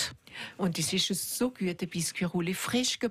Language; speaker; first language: German; native; German